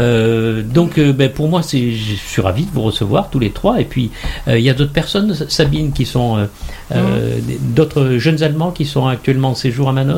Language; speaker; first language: French; native; French